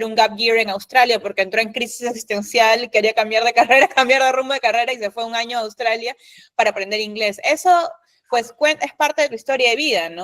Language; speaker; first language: Spanish; native; Spanish